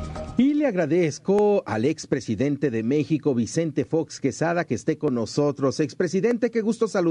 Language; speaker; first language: Spanish; native; Spanish